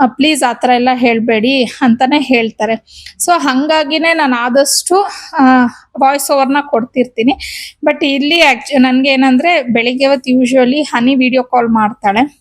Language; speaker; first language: Kannada; non-native, local second language; Telugu